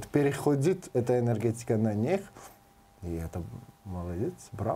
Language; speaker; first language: Russian; non-native, learner; Georgian